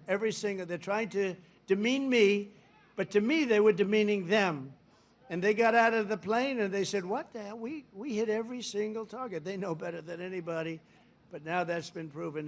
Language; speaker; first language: English; native; English